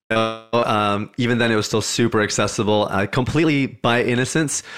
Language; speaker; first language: English; early bilingual, other home language; Hindi